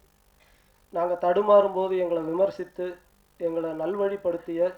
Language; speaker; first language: Tamil; native; Tamil